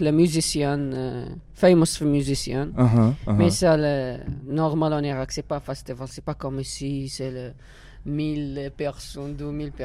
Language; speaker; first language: French; non-native, learner; Arabic